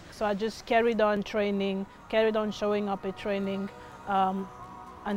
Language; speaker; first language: English; early bilingual, other home language; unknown